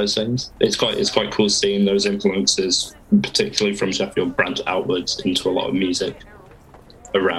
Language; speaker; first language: English; native; English